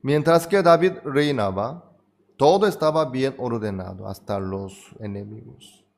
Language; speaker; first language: Spanish; non-native, fluent; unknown